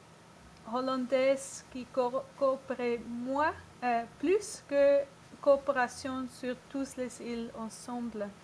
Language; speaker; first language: French; non-native, learner; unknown